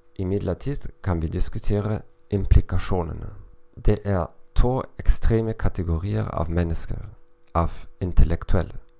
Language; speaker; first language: Norwegian; non-native, learner; German